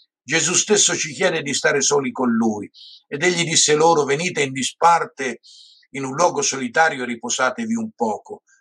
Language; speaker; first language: Italian; native; Italian